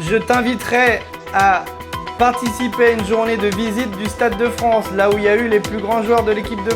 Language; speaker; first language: French; native; French